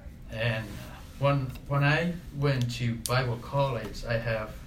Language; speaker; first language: English; non-native, learner; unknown